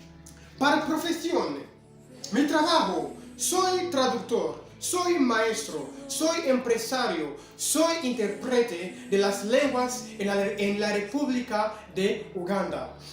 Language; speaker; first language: Spanish; non-native, fluent; French